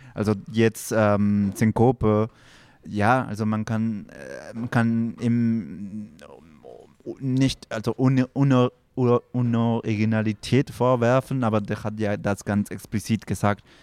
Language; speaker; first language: German; non-native, fluent; Spanish